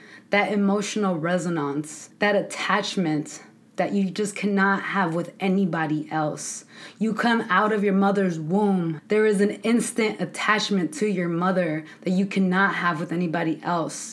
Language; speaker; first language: English; early bilingual, other home language; Spanish